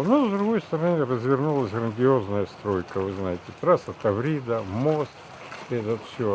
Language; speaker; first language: Russian; native; Russian